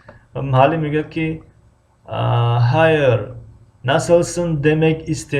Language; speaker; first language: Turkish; non-native, fluent; Persian